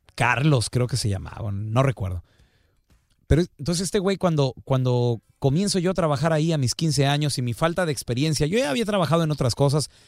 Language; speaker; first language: Spanish; native; Spanish